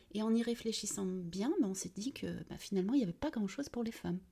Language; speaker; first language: French; early bilingual, other home language; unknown